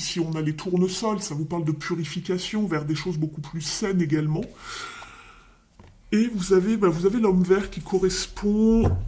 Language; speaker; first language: French; native; French